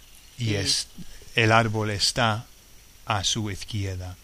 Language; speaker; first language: Spanish; non-native, fluent; English